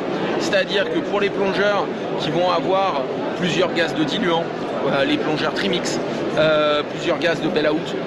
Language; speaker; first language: French; native; French